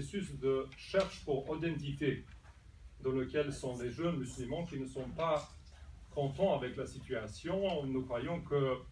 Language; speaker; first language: French; non-native, fluent; Serbian